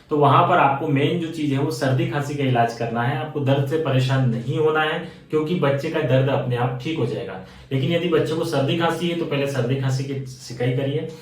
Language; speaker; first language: Hindi; native; Hindi